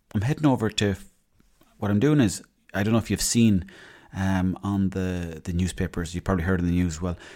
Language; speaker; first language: English; native; English